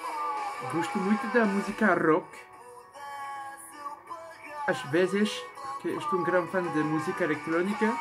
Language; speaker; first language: Portuguese; non-native, learner; French